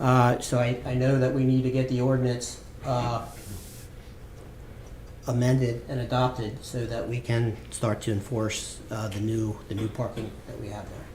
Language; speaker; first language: English; native; English